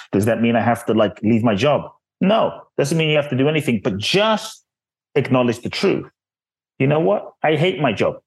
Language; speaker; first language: English; native; English